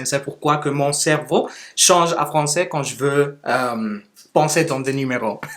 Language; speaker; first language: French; non-native, local second language; Spanish